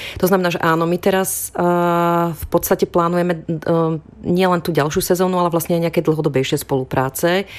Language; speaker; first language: Slovak; native; Slovak